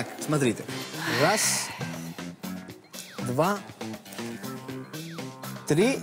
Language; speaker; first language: Russian; non-native, fluent; Italian